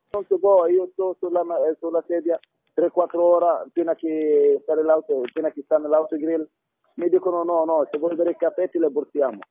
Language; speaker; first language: Italian; non-native, learner; Arabic